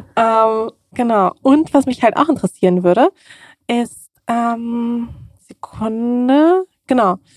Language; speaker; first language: German; early bilingual, other home language; Russian